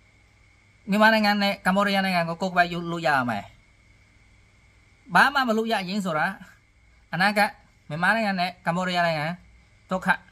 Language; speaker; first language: Burmese; non-native, learner; Khmer